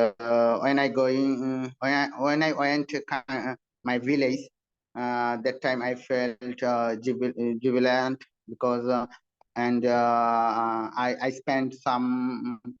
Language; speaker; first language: English; non-native, learner; Bangla